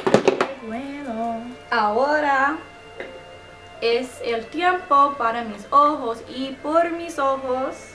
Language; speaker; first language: Spanish; non-native, learner; English